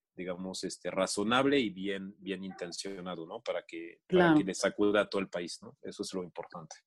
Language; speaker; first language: Spanish; non-native, fluent; French